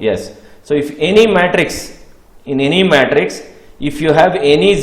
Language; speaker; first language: English; non-native, local second language; Kannada